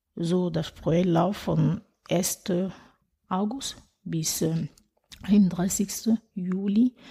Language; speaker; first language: German; non-native, fluent; French